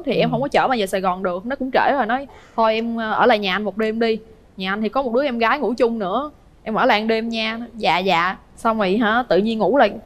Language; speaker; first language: Vietnamese; native; Vietnamese